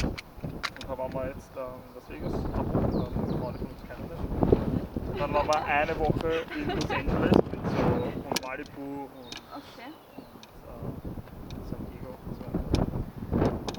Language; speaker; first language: German; native; German